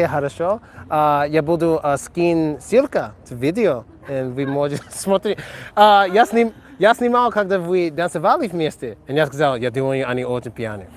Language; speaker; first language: Russian; non-native, learner; English